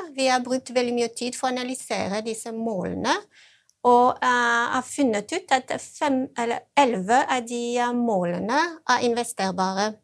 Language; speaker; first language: Norwegian; non-native, fluent; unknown